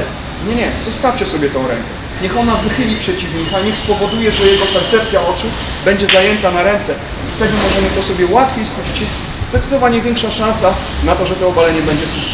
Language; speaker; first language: Polish; native; Polish